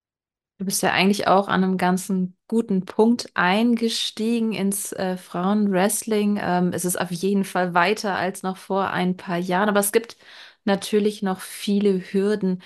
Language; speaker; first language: German; native; German